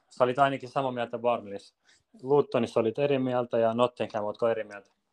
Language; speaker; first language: Finnish; early bilingual, other home language; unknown